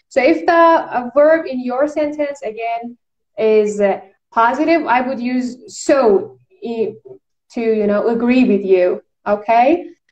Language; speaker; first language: English; non-native, fluent; Persian